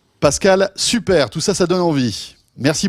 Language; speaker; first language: French; native; French